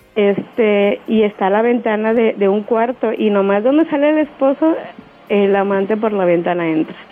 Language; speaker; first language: Spanish; native; Spanish